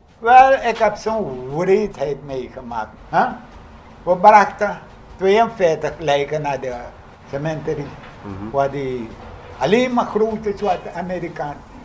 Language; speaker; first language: Dutch; native; Dutch